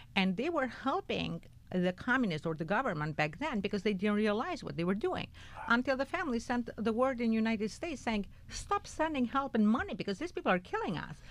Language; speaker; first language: English; non-native, fluent; Albanian